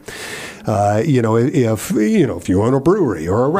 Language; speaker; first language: English; native; English